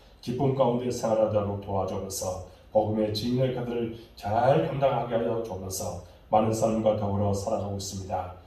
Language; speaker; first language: Korean; native; Korean